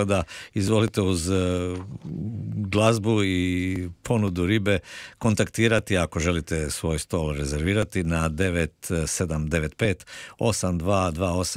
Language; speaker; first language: Croatian; native; Croatian